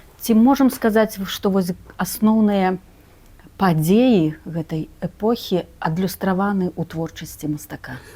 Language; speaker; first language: Belarusian; native; Belarusian